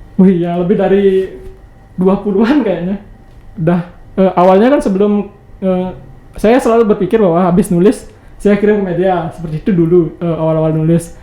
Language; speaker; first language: Indonesian; non-native, local second language; Balinese